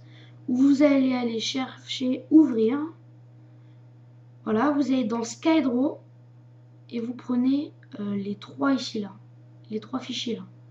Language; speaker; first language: French; native; French